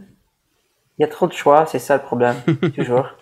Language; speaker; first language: French; non-native, learner; English